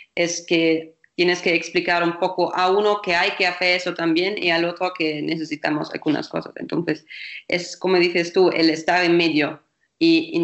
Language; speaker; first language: Spanish; non-native, fluent; German